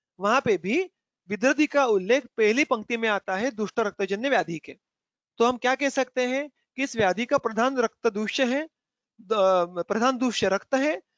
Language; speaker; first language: Hindi; non-native, local second language; Marathi